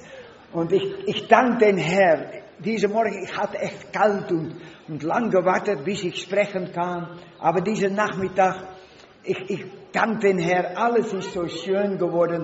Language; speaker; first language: German; non-native, learner; Dutch